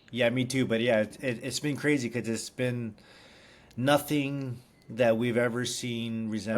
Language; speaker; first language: English; native; English